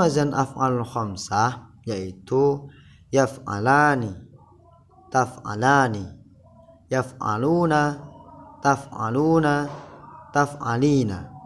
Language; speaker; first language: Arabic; non-native, learner; Indonesian